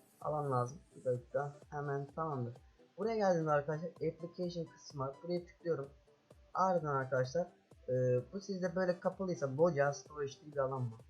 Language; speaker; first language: Turkish; native; Turkish